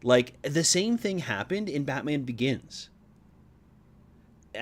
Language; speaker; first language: English; native; English